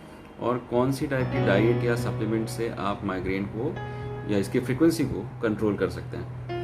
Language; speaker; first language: Hindi; native; Hindi